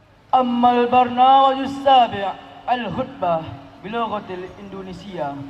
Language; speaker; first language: Arabic; non-native, learner; Indonesian